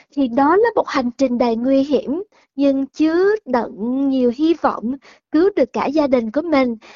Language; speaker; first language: Vietnamese; early bilingual, heritage; Vietnamese